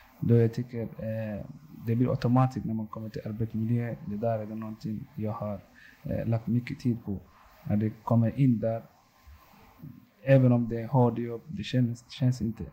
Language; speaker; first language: Swedish; non-native, local second language; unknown